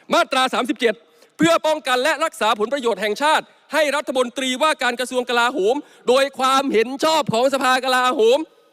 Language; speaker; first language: Thai; native; Thai